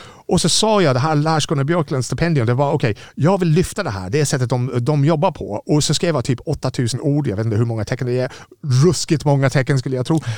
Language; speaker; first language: Swedish; non-native, fluent; English